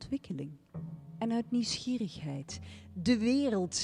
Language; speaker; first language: Dutch; native; Dutch